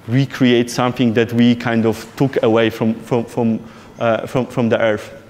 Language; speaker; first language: English; non-native, fluent; Polish